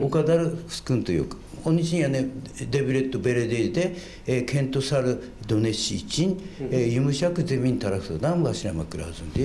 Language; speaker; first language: Turkish; non-native, fluent; Japanese